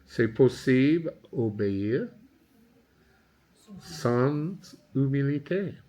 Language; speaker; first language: French; non-native, learner; English